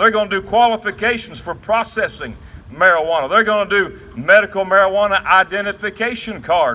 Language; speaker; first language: English; native; English